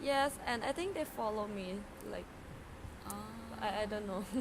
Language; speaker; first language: English; non-native, fluent; Thai